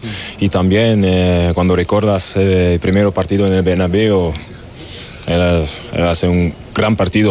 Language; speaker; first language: Spanish; non-native, fluent; German